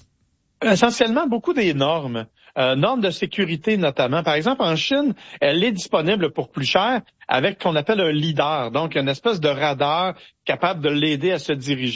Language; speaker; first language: French; native; French